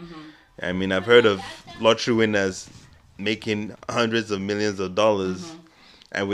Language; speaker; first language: English; non-native, local second language; Igbo